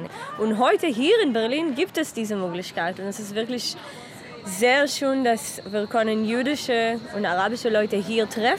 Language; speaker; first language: German; non-native, learner; Hebrew